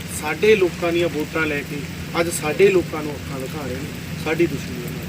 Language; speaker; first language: Hindi; non-native, local second language; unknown